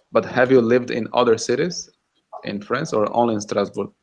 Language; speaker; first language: English; non-native, fluent; Russian